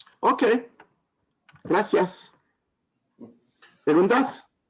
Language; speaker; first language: Spanish; non-native, learner; French